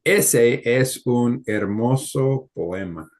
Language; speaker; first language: Spanish; non-native, fluent; English